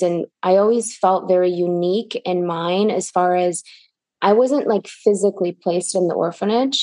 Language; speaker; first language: English; early bilingual, other home language; Russian